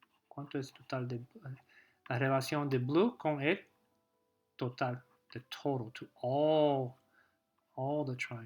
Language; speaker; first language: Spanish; non-native, fluent; English